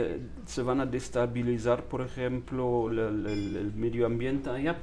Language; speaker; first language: Spanish; non-native, fluent; German